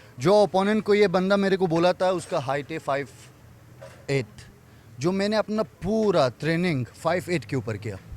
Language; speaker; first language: Hindi; non-native, fluent; Persian